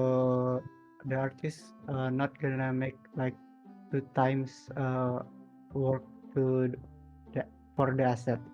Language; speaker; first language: English; non-native, learner; Indonesian